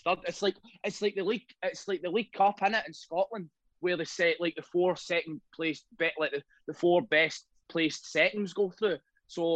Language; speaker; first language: English; native; English